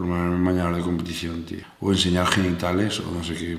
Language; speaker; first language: Spanish; native; Spanish